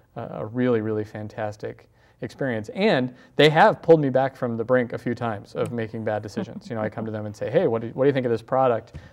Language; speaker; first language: English; native; English